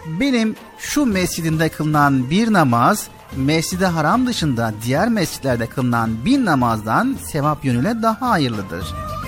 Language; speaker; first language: Turkish; native; Turkish